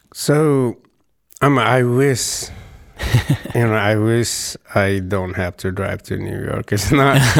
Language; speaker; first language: English; non-native, local second language; Nepali